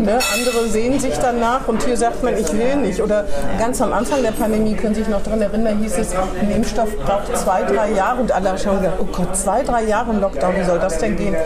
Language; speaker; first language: German; native; German